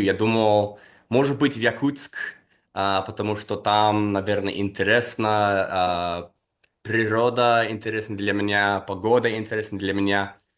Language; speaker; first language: Russian; non-native, fluent; English